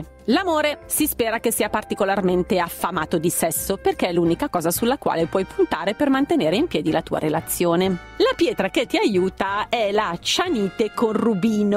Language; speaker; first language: Italian; native; Italian